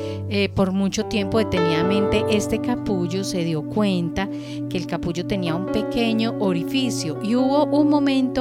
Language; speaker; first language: Spanish; native; Spanish